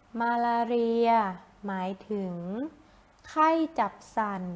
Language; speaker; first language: Thai; native; Thai